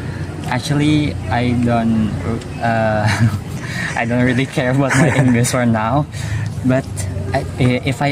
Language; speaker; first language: English; non-native, learner; Indonesian